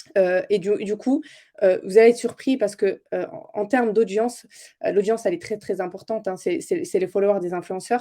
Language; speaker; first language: French; native; French